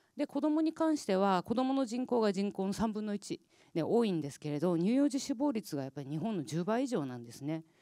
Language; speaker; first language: Japanese; native; Japanese